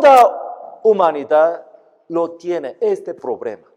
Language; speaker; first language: Spanish; non-native, fluent; Korean